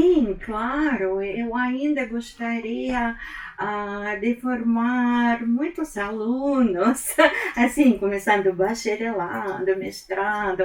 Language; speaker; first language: Portuguese; non-native, fluent; Russian